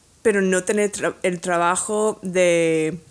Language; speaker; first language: Spanish; non-native, fluent; English